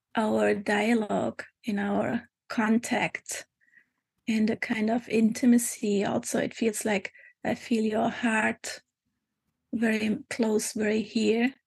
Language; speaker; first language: English; non-native, fluent; German